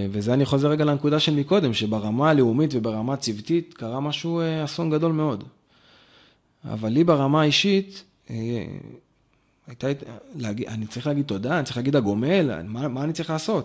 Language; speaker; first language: Hebrew; native; Hebrew